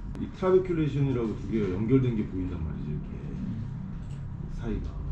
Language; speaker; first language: Korean; native; Korean